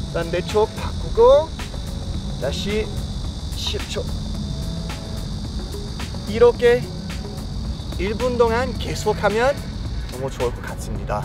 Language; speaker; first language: Korean; non-native, fluent; English